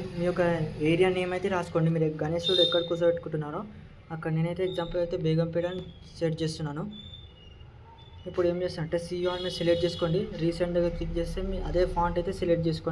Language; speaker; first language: Telugu; native; Telugu